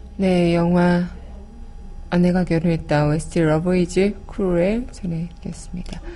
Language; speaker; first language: Korean; native; Korean